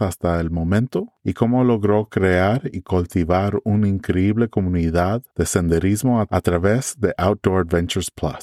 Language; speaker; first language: Spanish; early bilingual, heritage; English